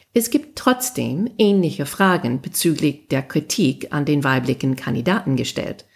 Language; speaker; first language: German; non-native, fluent; English